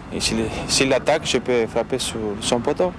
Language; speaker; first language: French; non-native, fluent; Spanish